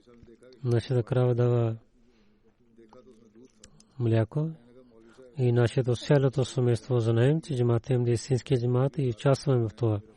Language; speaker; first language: Bulgarian; non-native, learner; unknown